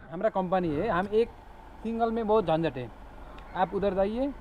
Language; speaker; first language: Hindi; non-native, learner; Nepali